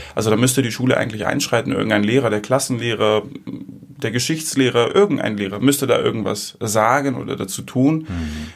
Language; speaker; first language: German; early bilingual, other home language; Greek